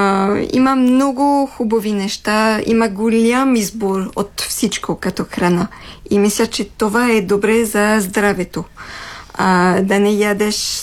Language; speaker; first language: Bulgarian; non-native, fluent; French